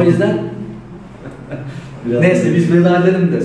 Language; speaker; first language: Turkish; native; Turkish